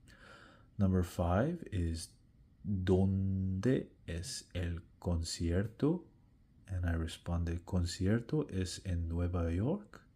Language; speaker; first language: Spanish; non-native, learner; English